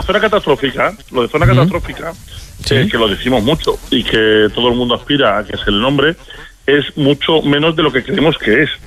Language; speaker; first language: Spanish; native; Spanish